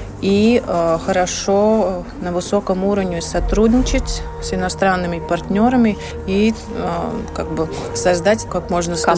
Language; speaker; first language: Russian; non-native, local second language; Latvian